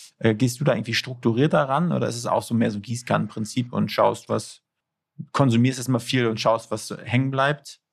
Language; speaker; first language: German; native; German